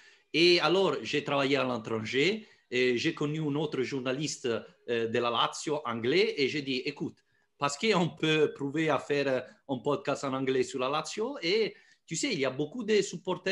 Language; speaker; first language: French; non-native, fluent; Italian